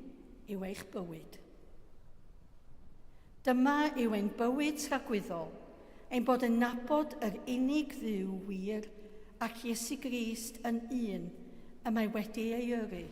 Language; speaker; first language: Welsh; native; Welsh